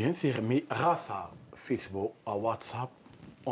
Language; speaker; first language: French; non-native, learner; Arabic